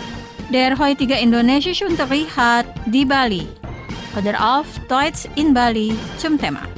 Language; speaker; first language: German; non-native, fluent; Indonesian